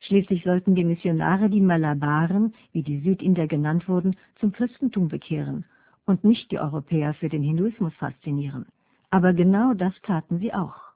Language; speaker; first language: German; native; German